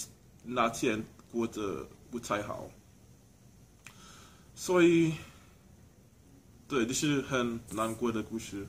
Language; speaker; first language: Chinese; non-native, learner; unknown